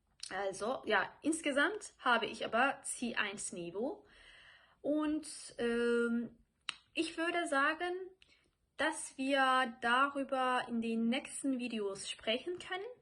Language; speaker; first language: German; non-native, fluent; Turkish